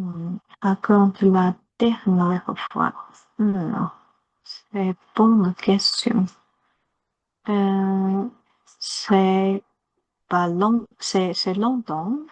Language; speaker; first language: French; non-native, learner; Chinese